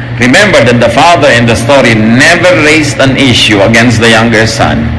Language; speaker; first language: English; non-native, local second language; Filipino